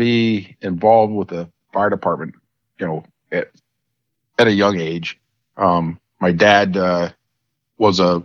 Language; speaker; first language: English; native; English